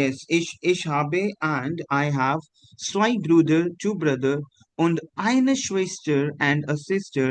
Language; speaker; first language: German; non-native, fluent; Hindi